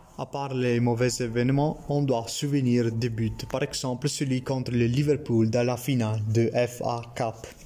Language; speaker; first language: French; non-native, learner; Italian